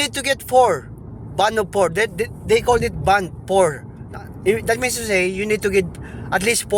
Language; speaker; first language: English; non-native, local second language; Filipino